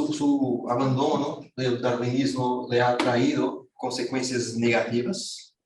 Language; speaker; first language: Spanish; non-native, fluent; Portuguese